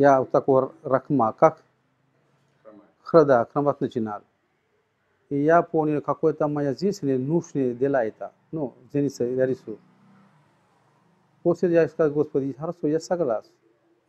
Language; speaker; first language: Russian; non-native, learner; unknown